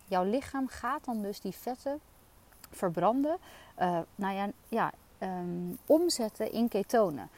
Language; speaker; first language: Dutch; native; Dutch